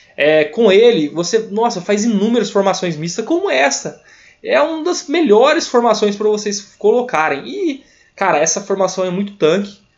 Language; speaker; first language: Portuguese; native; Portuguese